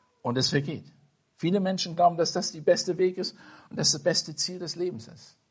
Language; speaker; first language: German; non-native, fluent; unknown